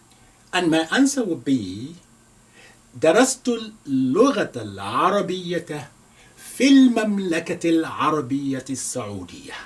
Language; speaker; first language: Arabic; non-native, fluent; Yoruba